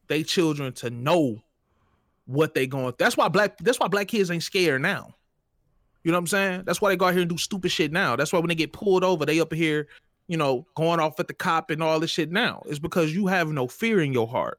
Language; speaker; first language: English; native; English